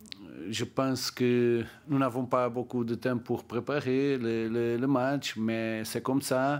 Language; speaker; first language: French; non-native, learner; Portuguese